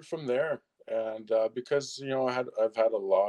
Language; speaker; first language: English; early bilingual, other home language; French